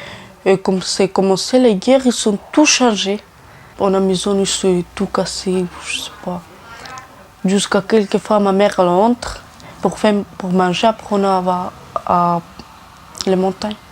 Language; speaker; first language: French; non-native, learner; Romany